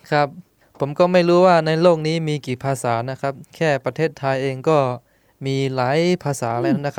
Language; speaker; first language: Thai; non-native, local second language; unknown